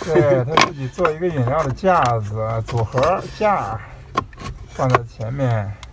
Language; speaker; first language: Chinese; native; Chinese